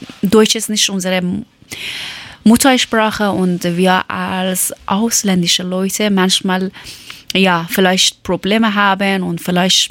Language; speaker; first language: German; non-native, learner; Persian